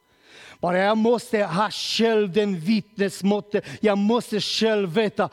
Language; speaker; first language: Swedish; non-native, learner; Romanian